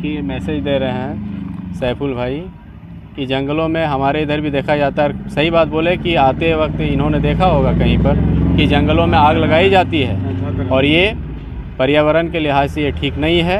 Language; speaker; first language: Hindi; native; Hindi